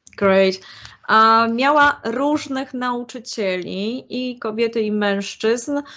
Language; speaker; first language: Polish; native; Polish